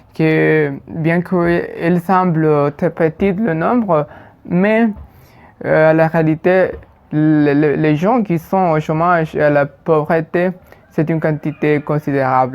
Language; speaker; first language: French; non-native, fluent; Spanish